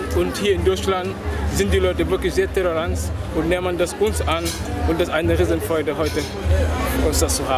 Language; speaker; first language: German; non-native, fluent; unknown